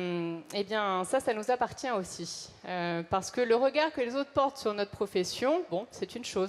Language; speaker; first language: French; native; French